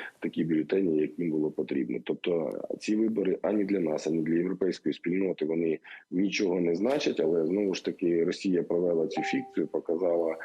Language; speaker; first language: Ukrainian; non-native, local second language; Russian